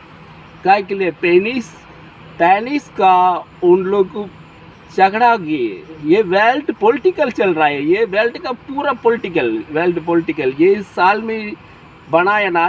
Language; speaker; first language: Hindi; non-native, local second language; Tamil